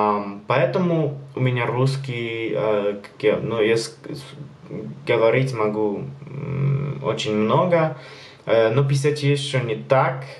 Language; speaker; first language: Russian; non-native, learner; Polish